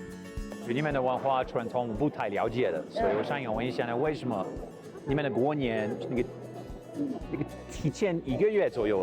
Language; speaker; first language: Chinese; non-native, fluent; English